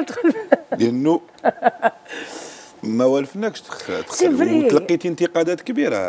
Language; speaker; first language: Arabic; native; Arabic